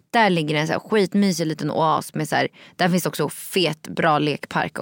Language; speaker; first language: Swedish; native; Swedish